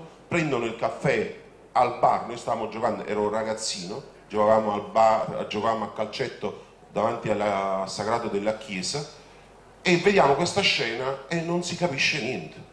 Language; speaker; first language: Italian; native; Italian